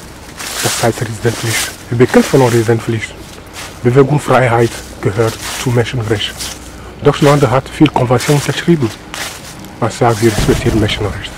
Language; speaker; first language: German; non-native, learner; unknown